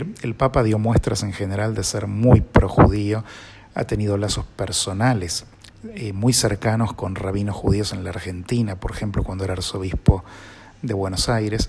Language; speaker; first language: Spanish; native; Spanish